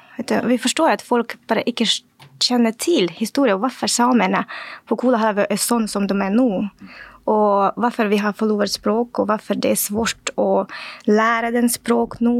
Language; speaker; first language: Norwegian; non-native, fluent; Russian